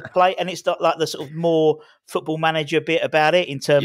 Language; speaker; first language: English; native; English